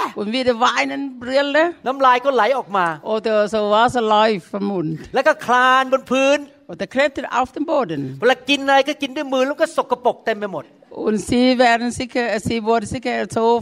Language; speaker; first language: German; non-native, learner; Thai